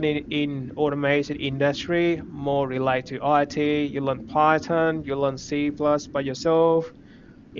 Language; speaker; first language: English; non-native, fluent; Vietnamese